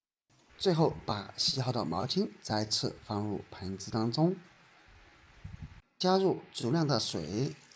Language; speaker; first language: Chinese; native; Chinese